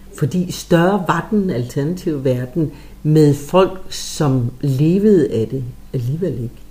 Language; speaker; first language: Danish; native; Danish